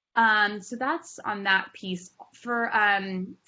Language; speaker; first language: English; native; English